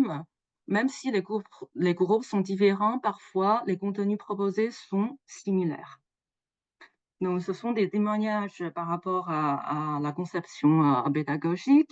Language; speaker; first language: French; non-native, fluent; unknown